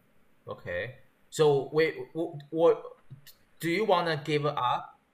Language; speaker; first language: English; non-native, learner; Chinese